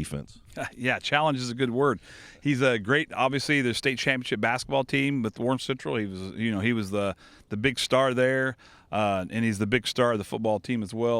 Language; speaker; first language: English; native; English